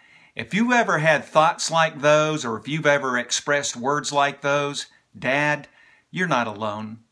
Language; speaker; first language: English; native; English